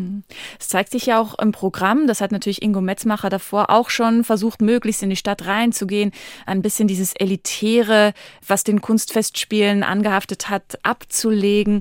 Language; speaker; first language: German; native; German